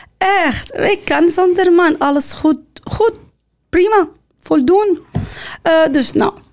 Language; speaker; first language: Dutch; non-native, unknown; Arabic